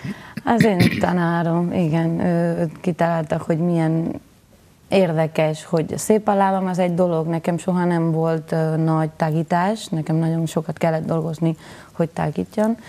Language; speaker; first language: Hungarian; non-native, fluent; Spanish